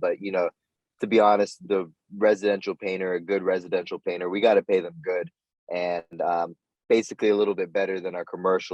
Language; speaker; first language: English; native; English